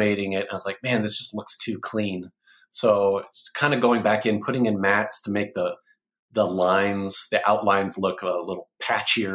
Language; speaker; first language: English; native; English